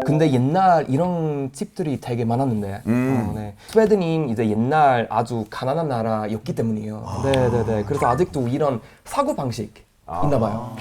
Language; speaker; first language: Korean; non-native, fluent; Swedish